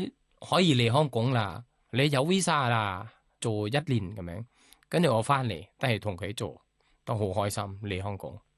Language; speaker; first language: Cantonese; non-native, learner; Thai